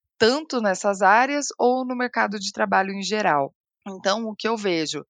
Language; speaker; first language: Portuguese; native; Portuguese